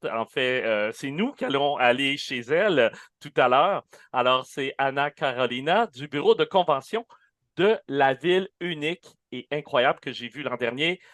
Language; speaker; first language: French; native; French